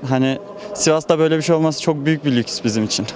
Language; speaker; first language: Turkish; native; Turkish